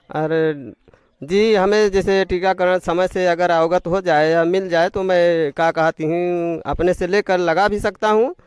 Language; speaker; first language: Hindi; native; Hindi